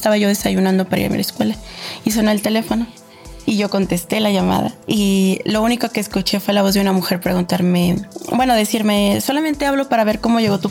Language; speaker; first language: Spanish; native; Spanish